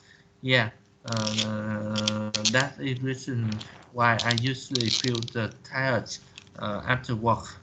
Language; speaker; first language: English; non-native, learner; Vietnamese